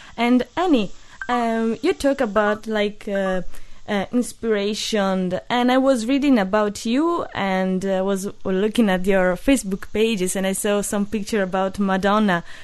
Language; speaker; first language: English; non-native, learner; Italian